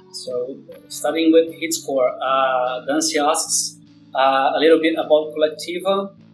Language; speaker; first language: English; non-native, fluent; Portuguese